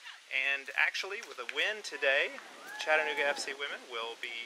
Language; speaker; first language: English; native; English